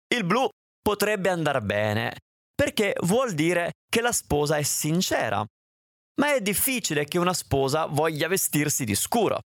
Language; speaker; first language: Italian; native; Italian